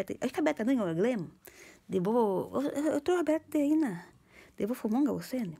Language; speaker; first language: Swedish; non-native, learner; Portuguese